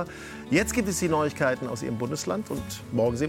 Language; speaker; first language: German; native; German